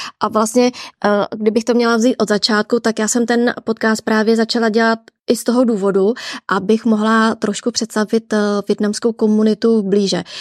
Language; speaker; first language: Czech; early bilingual, other home language; Vietnamese